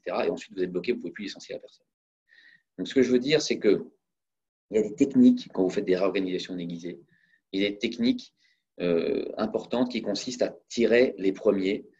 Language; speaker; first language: French; native; French